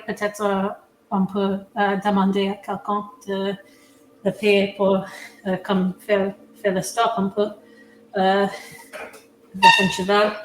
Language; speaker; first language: French; non-native, fluent; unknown